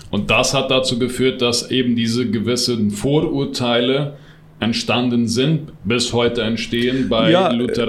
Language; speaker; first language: German; non-native, local second language; Plautdietsch